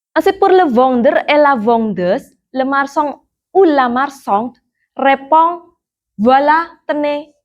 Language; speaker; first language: French; non-native, fluent; Indonesian